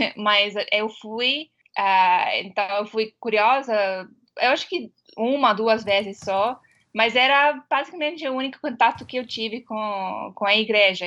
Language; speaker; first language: Portuguese; non-native, fluent; Estonian